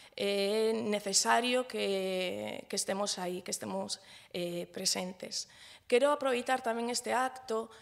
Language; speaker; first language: Galician; non-native, local second language; Spanish